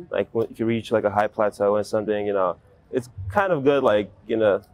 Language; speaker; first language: English; native; English